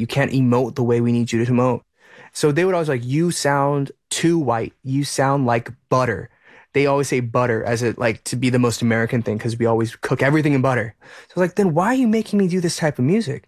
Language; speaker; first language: English; early bilingual, other home language; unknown